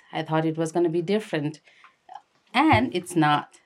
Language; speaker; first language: English; non-native, local second language; Nepali